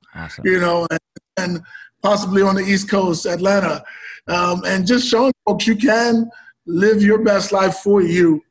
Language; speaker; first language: English; native; English